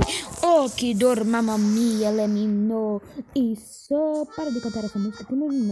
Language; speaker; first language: Spanish; non-native, learner; Portuguese